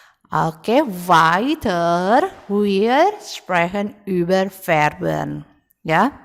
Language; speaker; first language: German; non-native, fluent; Indonesian